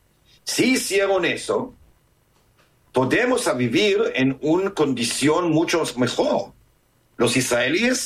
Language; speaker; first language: Spanish; non-native, fluent; Hebrew